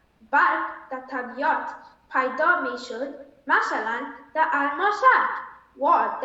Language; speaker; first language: Persian; early bilingual, heritage; Persian